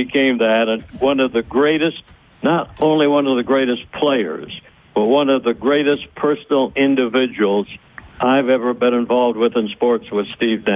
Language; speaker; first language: English; native; English